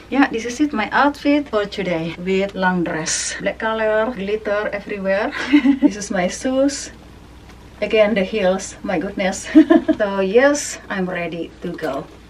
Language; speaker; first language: English; non-native, learner; Indonesian